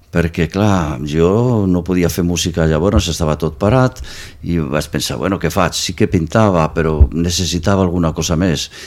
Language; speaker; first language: Catalan; non-native, local second language; Spanish